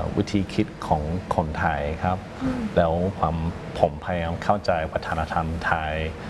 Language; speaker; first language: Thai; non-native, fluent; English